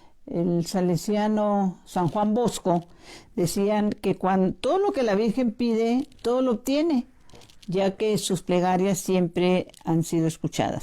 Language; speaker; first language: Spanish; native; Spanish